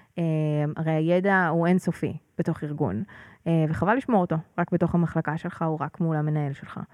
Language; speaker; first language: Hebrew; native; Hebrew